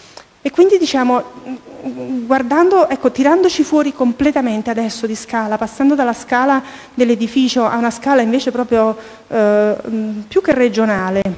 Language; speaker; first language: Italian; native; Italian